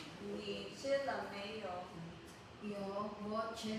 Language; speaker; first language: Chinese; non-native, learner; Filipino